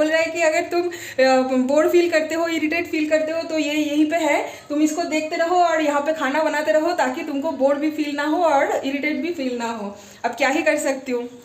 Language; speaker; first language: Hindi; non-native, local second language; Bangla